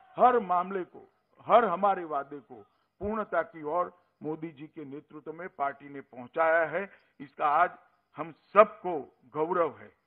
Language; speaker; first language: Hindi; non-native, local second language; Gujarati